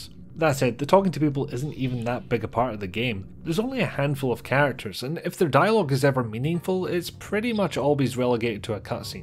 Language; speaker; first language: English; native; English